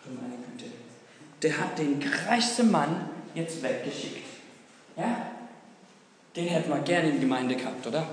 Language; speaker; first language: German; non-native, fluent; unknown